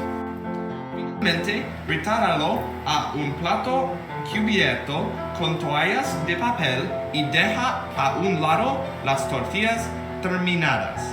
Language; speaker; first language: Spanish; non-native, learner; English